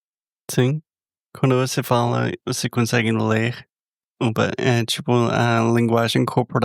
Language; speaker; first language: Portuguese; non-native, fluent; English